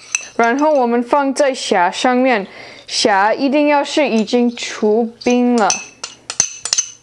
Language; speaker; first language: Chinese; non-native, learner; English